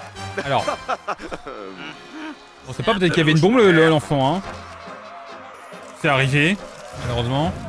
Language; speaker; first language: French; native; French